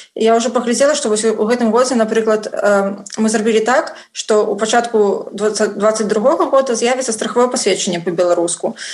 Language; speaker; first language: Belarusian; non-native, local second language; Russian